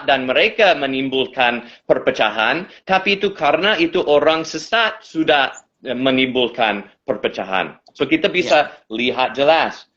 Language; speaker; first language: Indonesian; non-native, fluent; English